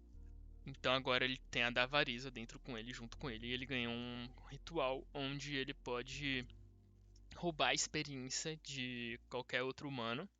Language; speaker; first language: Portuguese; native; Portuguese